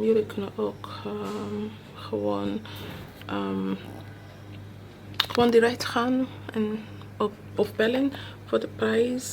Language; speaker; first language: Dutch; non-native, learner; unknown